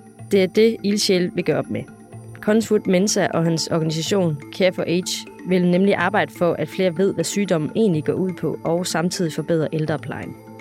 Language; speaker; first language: Danish; native; Danish